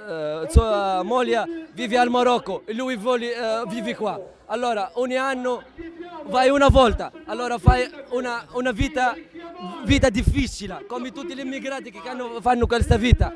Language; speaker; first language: Italian; non-native, learner; Arabic